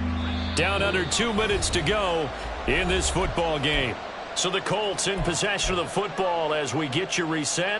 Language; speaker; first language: English; native; English